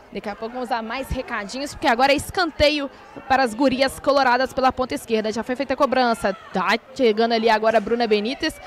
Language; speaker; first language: Portuguese; native; Portuguese